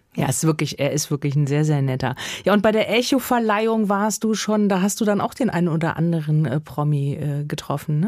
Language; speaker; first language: German; native; German